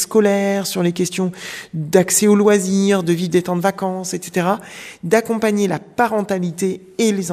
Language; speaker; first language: French; native; French